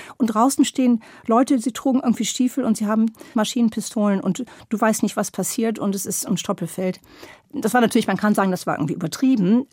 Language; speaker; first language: German; native; German